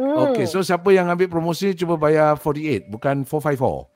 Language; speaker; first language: Malay; native; Malay